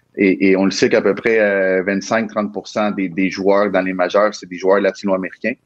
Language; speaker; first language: French; early bilingual, other home language; Spanish